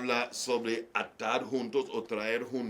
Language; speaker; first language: Spanish; non-native, learner; English